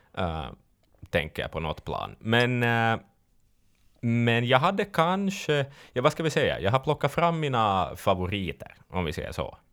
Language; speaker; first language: Swedish; native; Swedish